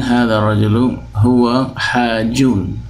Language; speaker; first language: Arabic; non-native, fluent; English